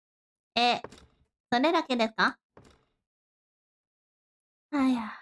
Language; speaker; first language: Japanese; non-native, learner; Thai